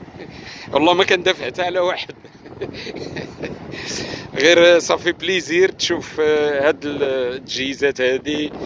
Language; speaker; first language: Arabic; native; Arabic